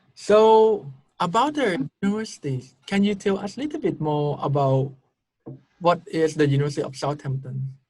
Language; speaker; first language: English; non-native, fluent; Thai